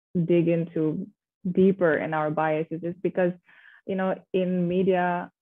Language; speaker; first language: English; non-native, fluent; Indonesian